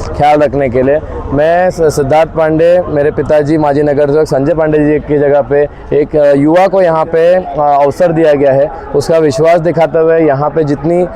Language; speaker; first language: Hindi; native; Hindi